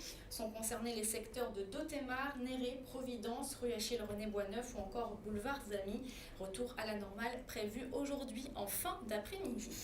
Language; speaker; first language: French; native; French